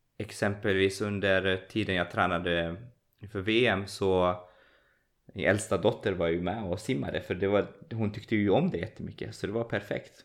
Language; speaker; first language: Swedish; early bilingual, other home language; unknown